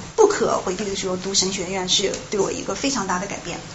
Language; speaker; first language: Chinese; native; Chinese